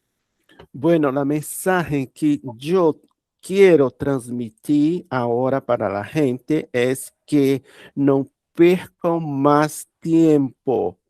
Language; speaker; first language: Spanish; non-native, learner; Portuguese